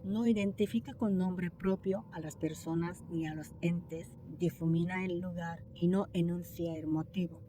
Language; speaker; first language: Spanish; non-native, fluent; Japanese